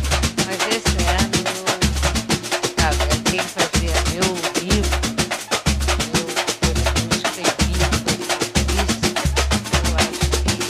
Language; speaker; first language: Portuguese; non-native, fluent; Danish